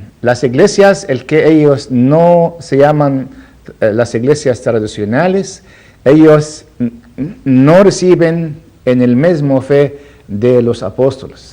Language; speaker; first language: Spanish; non-native, learner; Arabic